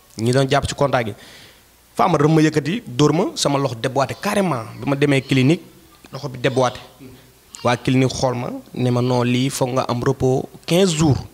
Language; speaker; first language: Wolof; non-native, local second language; Fula